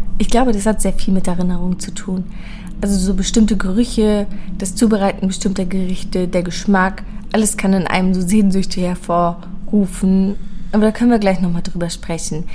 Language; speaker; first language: German; early bilingual, other home language; Persian